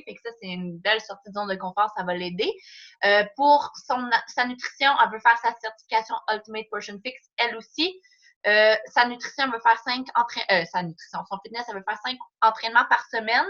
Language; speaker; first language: French; native; French